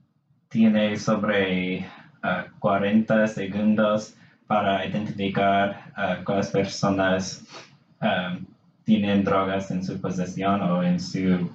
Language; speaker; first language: Spanish; non-native, learner; English